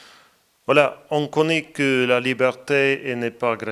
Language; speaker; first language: French; non-native, fluent; Latvian